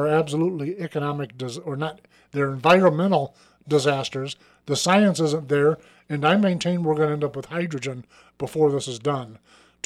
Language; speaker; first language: English; native; English